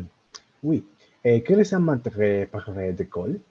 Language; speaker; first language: French; non-native, learner; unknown